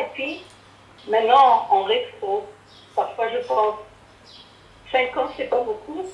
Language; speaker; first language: French; non-native, fluent; Arabic